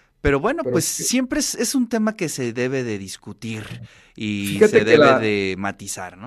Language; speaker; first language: Spanish; native; Spanish